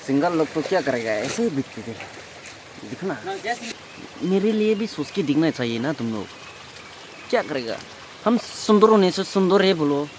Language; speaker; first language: Hindi; non-native, local second language; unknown